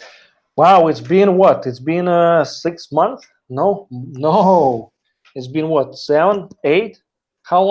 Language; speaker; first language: English; non-native, fluent; Russian